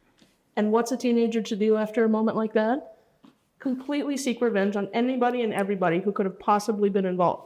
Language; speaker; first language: English; native; English